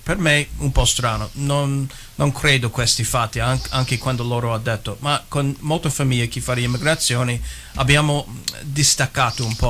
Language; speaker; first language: Italian; early bilingual, heritage; English